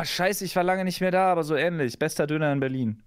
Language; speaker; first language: German; native; German